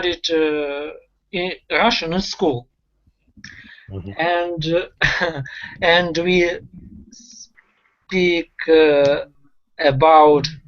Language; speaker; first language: English; non-native, learner; Russian